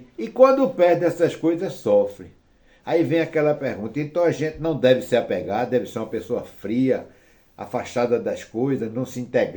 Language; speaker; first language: Portuguese; native; Portuguese